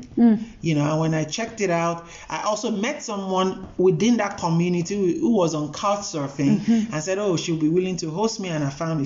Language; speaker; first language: English; non-native, local second language; Yoruba